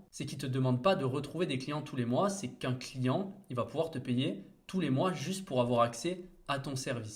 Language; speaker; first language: French; native; French